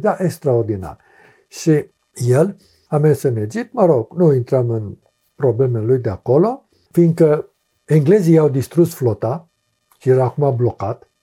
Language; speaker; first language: Romanian; native; Romanian